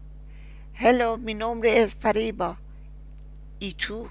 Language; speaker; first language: Spanish; non-native, fluent; Persian